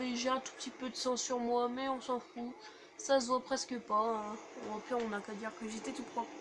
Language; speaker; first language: French; native; French